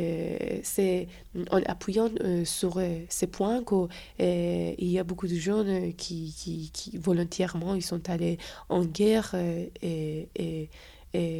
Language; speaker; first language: French; non-native, fluent; Persian